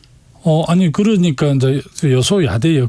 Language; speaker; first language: Korean; native; Korean